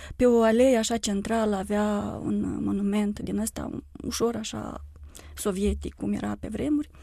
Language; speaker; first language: Romanian; native; Romanian